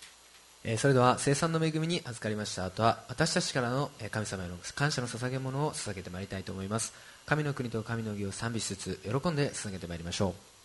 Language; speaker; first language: Japanese; native; Japanese